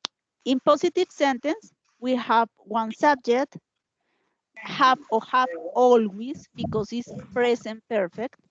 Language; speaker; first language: English; non-native, learner; Spanish